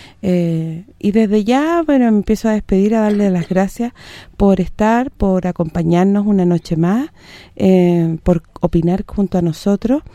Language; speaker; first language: Spanish; native; Spanish